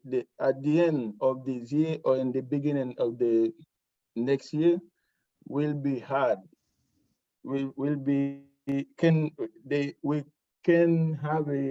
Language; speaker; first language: English; non-native, learner; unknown